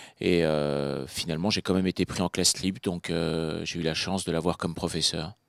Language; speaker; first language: French; native; French